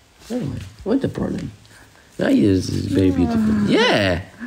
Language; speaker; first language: English; non-native, learner; Spanish